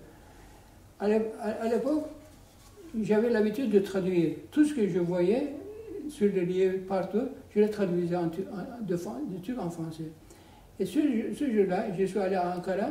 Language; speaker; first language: French; non-native, fluent; Turkish